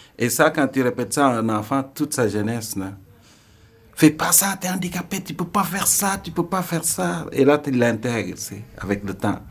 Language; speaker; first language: French; non-native, local second language; Serer